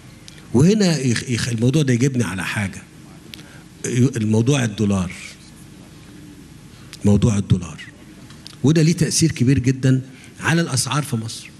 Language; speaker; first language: Arabic; native; Arabic